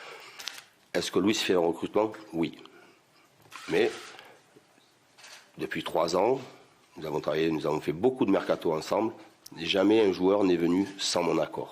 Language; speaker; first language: French; native; French